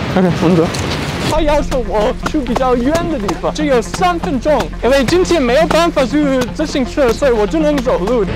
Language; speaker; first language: Chinese; non-native, fluent; English